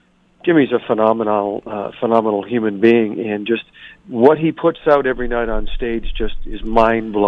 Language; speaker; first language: English; native; English